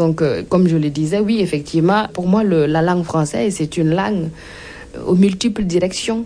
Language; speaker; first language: French; non-native, local second language; Mossi